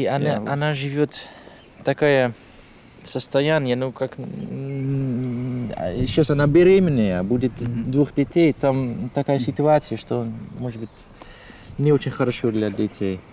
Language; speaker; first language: Russian; non-native, learner; Dutch